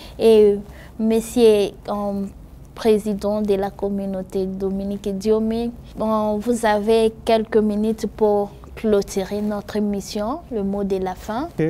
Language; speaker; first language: French; non-native, local second language; Lingala